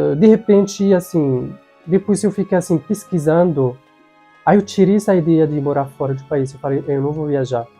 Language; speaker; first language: Portuguese; non-native, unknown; Arabic